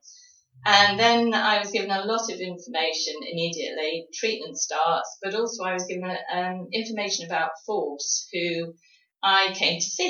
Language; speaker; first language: English; native; English